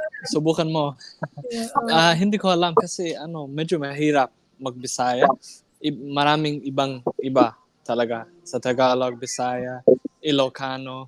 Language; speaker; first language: Filipino; non-native, learner; English